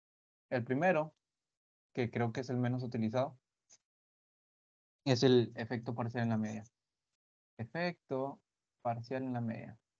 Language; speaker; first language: Spanish; native; Spanish